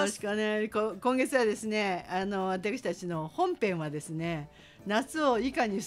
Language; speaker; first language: Japanese; native; Japanese